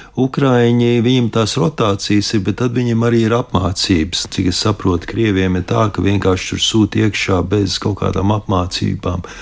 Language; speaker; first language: Latvian; early bilingual, heritage; Latvian